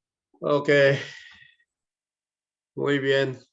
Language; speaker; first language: Spanish; non-native, learner; Korean